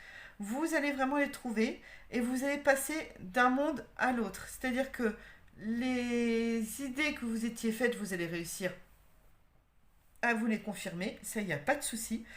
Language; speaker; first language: French; native; French